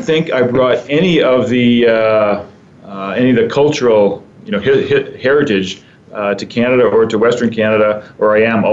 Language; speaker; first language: English; native; English